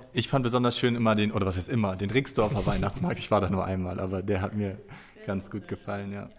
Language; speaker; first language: German; native; German